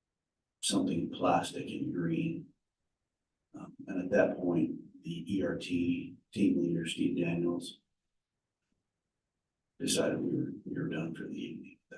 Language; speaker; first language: English; native; English